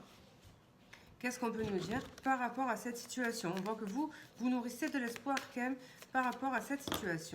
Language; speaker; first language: French; native; French